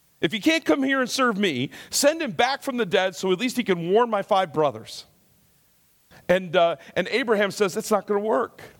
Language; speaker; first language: English; native; English